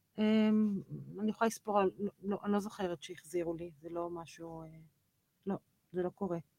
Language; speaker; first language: Hebrew; native; Hebrew